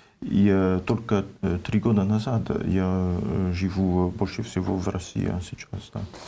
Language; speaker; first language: Russian; non-native, learner; French